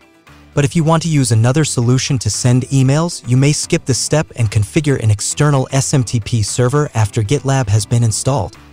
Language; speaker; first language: English; non-native, fluent; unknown